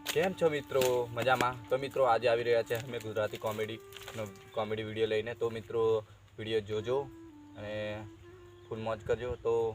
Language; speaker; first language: Gujarati; native; Gujarati